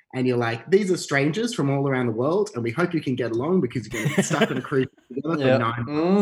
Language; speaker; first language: English; native; English